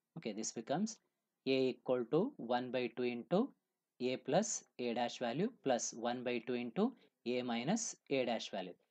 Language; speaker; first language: English; non-native, local second language; Kannada